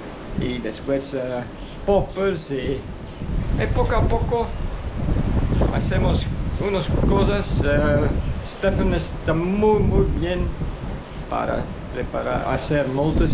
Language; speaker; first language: Spanish; non-native, fluent; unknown